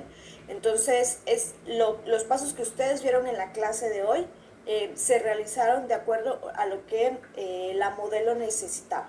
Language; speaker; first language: Spanish; native; Spanish